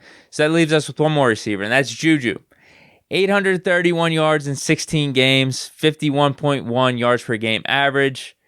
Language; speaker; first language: English; native; English